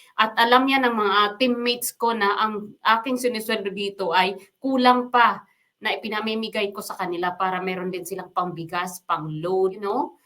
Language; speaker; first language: Filipino; non-native, local second language; Waray